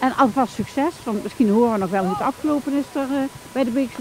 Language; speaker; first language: Dutch; native; Dutch